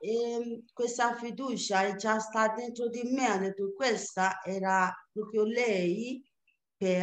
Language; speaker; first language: Italian; non-native, learner; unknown